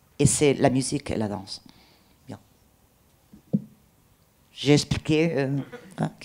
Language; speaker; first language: French; non-native, learner; Portuguese